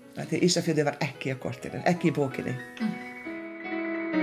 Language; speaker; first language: Icelandic; non-native, fluent; Hungarian